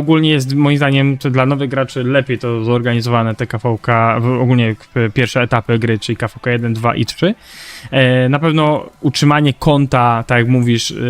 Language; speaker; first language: Polish; native; Polish